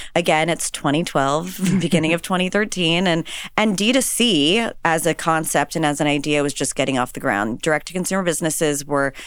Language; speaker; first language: English; native; English